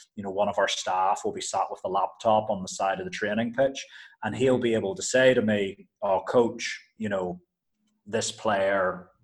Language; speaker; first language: English; native; English